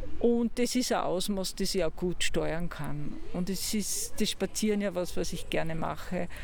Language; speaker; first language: German; native; German